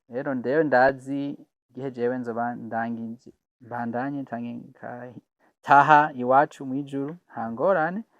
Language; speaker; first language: Rundi; non-native, fluent; English